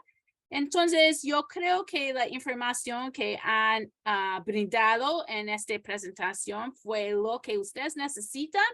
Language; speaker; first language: Spanish; non-native, fluent; English